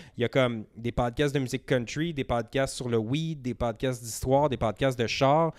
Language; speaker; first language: French; native; French